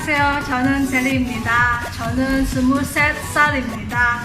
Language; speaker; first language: Korean; non-native, learner; Indonesian